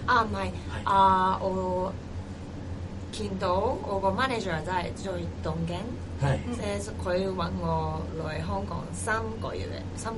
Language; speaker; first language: Chinese; non-native, learner; Japanese